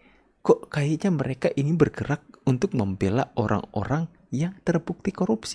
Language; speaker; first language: Indonesian; native; Indonesian